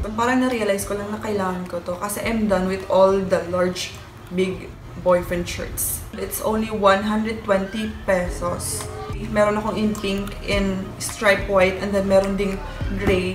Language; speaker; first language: English; non-native, local second language; Filipino